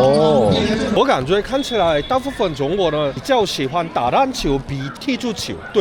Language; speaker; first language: Chinese; non-native, learner; Korean